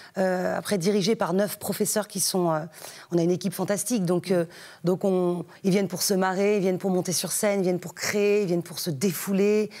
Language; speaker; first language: French; native; French